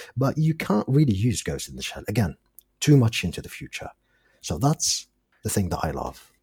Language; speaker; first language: English; non-native, fluent; Arabic